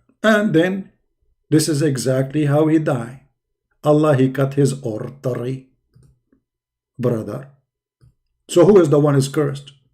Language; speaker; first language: English; non-native, fluent; Arabic